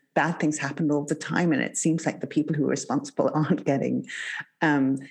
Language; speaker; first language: English; native; English